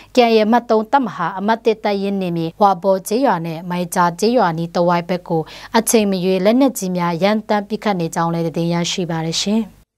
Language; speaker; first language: Burmese; non-native, local second language; Kachin